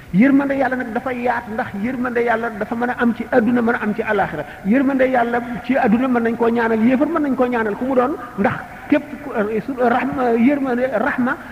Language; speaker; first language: Wolof; native; Wolof